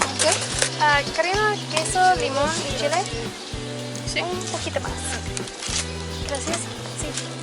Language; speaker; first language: Spanish; non-native, learner; English